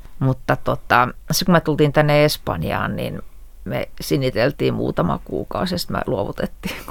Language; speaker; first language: Finnish; native; Finnish